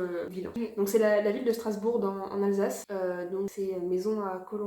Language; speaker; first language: French; native; French